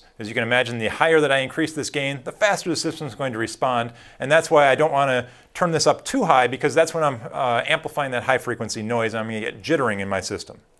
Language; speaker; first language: English; native; English